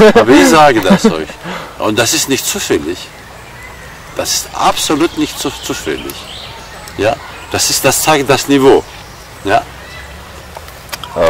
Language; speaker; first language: German; non-native, fluent; Armenian